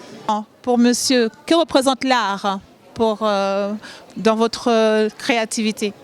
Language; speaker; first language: French; native; French